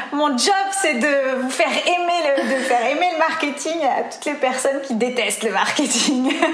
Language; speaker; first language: French; native; French